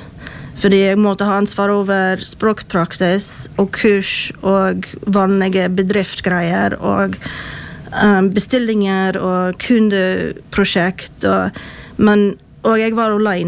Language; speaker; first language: Swedish; non-native, fluent; English